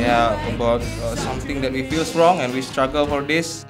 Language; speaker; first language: English; non-native, learner; Indonesian